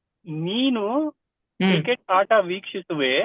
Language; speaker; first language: Kannada; non-native, learner; Telugu